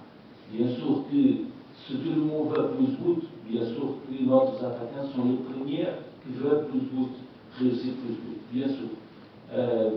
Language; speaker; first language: French; non-native, learner; Portuguese